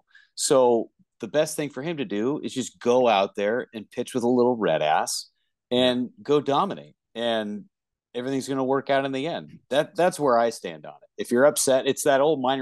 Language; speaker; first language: English; native; English